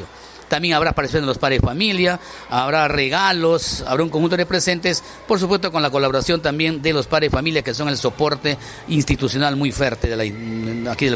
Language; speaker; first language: Spanish; native; Spanish